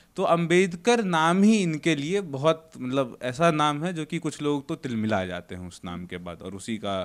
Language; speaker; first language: Hindi; native; Hindi